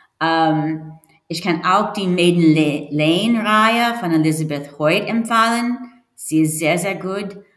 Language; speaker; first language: German; non-native, learner; English